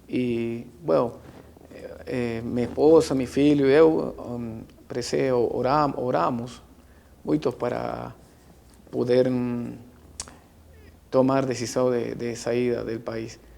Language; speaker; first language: Portuguese; non-native, learner; Spanish